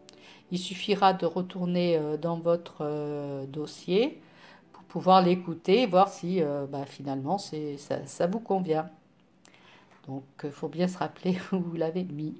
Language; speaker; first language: French; native; French